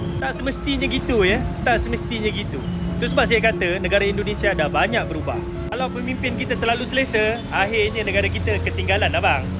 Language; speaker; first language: Malay; native; Malay